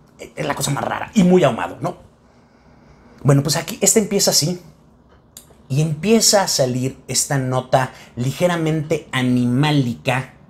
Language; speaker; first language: Spanish; native; Spanish